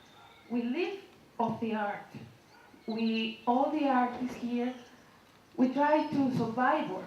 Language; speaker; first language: English; non-native, learner; Spanish